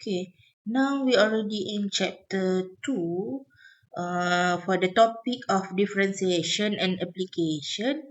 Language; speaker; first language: English; non-native, local second language; Malay